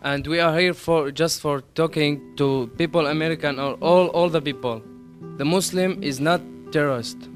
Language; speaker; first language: English; non-native, learner; Arabic